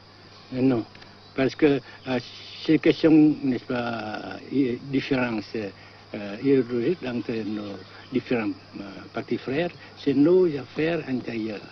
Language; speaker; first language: French; non-native, local second language; Vietnamese